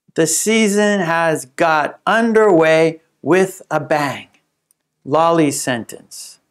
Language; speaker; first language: English; native; English